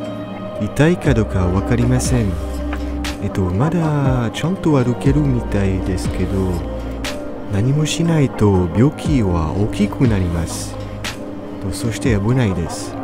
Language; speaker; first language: Japanese; non-native, learner; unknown